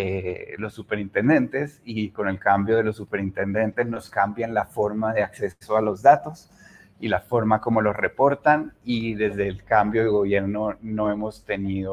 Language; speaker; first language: Spanish; native; Spanish